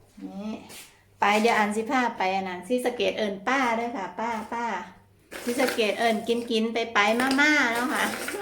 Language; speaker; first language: Thai; native; Thai